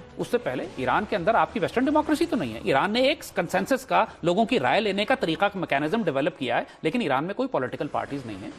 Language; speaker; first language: Urdu; native; Urdu